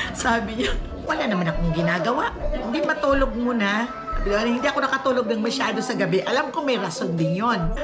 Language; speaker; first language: Filipino; non-native, local second language; Cebuano